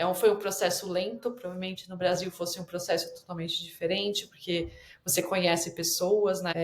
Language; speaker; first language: Portuguese; native; Portuguese